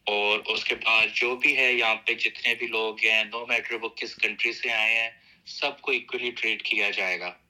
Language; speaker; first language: Urdu; native; Urdu